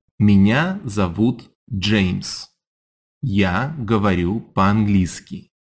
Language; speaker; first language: Russian; non-native, fluent; English